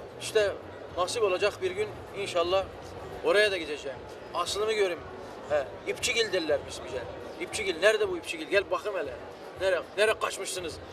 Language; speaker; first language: Turkish; early bilingual, heritage; Turkish